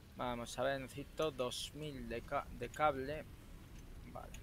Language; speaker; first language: Spanish; native; Spanish